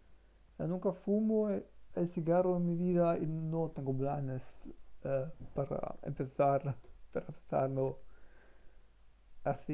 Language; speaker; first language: Spanish; non-native, learner; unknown